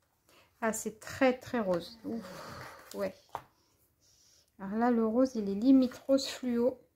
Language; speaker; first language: French; native; French